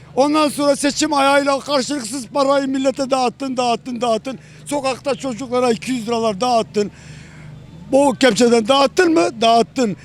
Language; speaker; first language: Turkish; native; Turkish